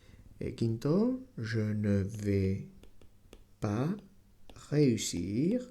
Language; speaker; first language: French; non-native, fluent; Spanish